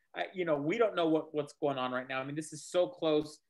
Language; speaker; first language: English; native; English